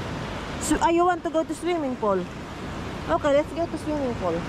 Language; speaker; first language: English; non-native, local second language; Filipino